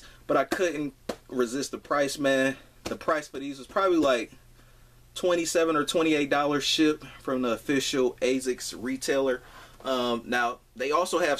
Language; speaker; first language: English; native; English